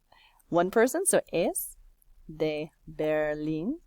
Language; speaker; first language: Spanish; non-native, fluent; English